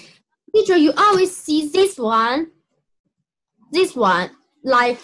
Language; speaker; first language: English; non-native, learner; Chinese